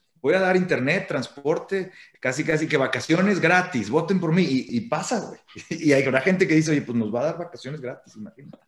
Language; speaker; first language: Spanish; native; Spanish